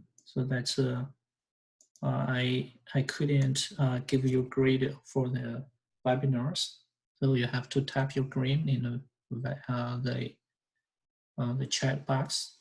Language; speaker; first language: English; non-native, fluent; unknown